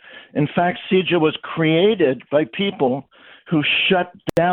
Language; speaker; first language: English; native; English